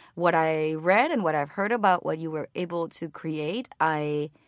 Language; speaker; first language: English; non-native, fluent; Spanish